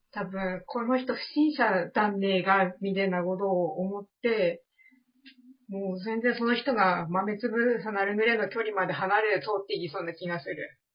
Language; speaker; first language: Japanese; native; Japanese